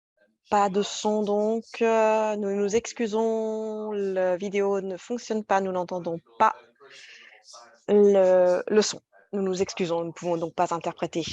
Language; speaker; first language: French; native; French